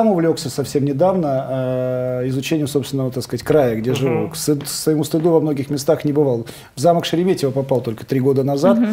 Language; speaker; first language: Russian; native; Russian